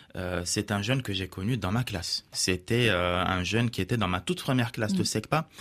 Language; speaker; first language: French; non-native, local second language; Arabic